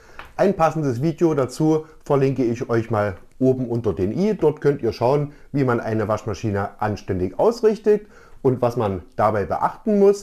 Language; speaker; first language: German; native; German